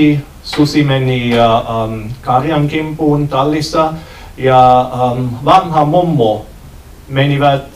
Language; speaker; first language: Finnish; non-native, learner; German